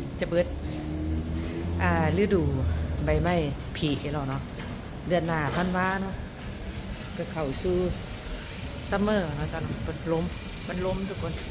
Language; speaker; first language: Thai; non-native, local second language; Northeastern Thai